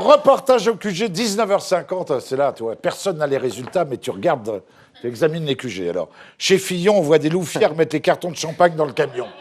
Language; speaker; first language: French; native; French